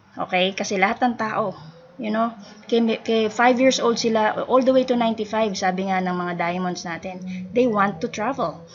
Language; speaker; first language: Filipino; native; Filipino